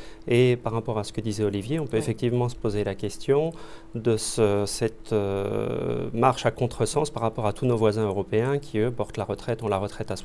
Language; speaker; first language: French; native; French